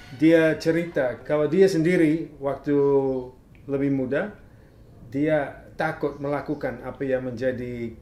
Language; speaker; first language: Indonesian; non-native, fluent; English